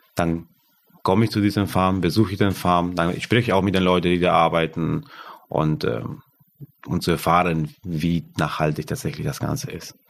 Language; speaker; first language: German; non-native, fluent; Spanish